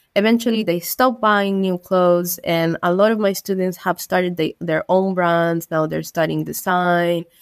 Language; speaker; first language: English; non-native, fluent; Spanish